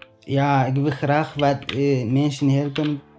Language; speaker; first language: Dutch; non-native, learner; Tigrinya